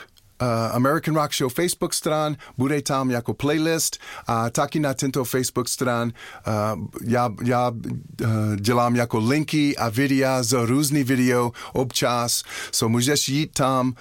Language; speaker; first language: Czech; non-native, learner; English